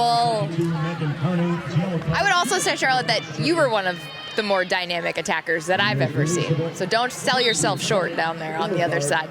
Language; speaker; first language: English; native; English